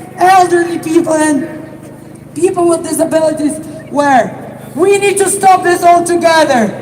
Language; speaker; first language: English; non-native, fluent; Ukrainian